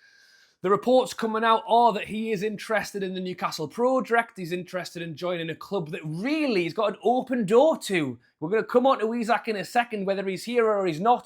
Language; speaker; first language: English; native; English